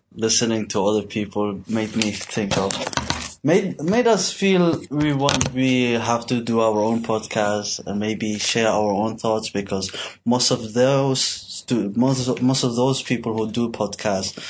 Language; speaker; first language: English; non-native, fluent; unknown